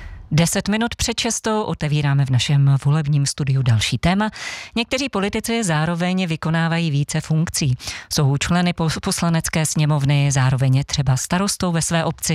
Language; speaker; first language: Czech; native; Czech